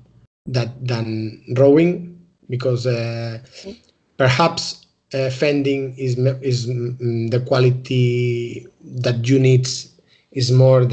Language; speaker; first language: English; non-native, learner; Spanish